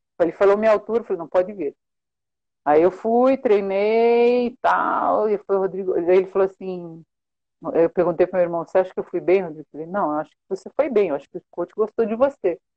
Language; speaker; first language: Portuguese; native; Portuguese